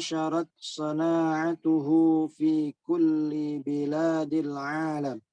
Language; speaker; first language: Arabic; non-native, learner; Indonesian